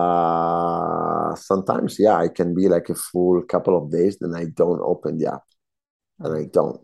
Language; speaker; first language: English; non-native, fluent; Italian